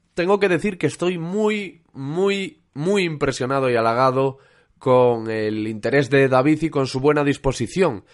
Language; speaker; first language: Spanish; native; Spanish